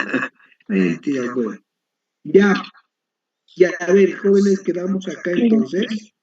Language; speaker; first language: Spanish; native; Spanish